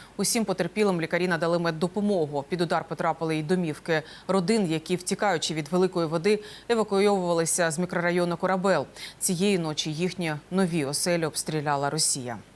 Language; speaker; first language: Ukrainian; native; Ukrainian